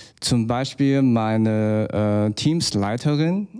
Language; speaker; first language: German; non-native, learner; Chinese